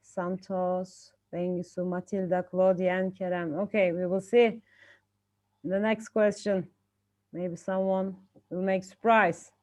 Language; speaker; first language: English; non-native, fluent; Turkish